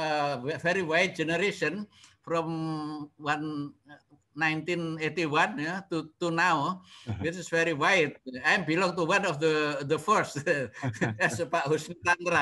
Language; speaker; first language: English; non-native, learner; Indonesian